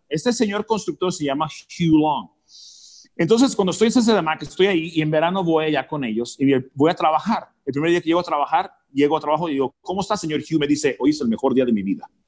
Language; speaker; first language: Spanish; early bilingual, other home language; English